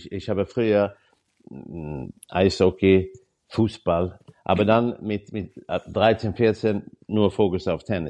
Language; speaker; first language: German; non-native, learner; Swedish